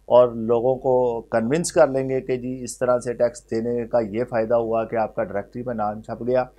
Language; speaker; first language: Urdu; native; Urdu